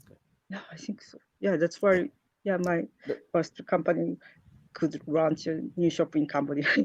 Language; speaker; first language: English; non-native, learner; Japanese